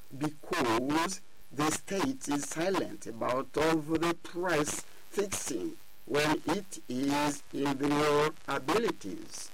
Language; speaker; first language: English; non-native, fluent; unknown